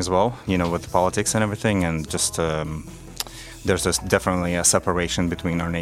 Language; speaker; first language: English; non-native, fluent; Russian